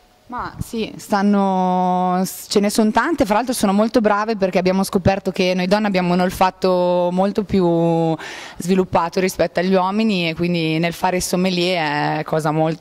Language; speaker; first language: Italian; native; Italian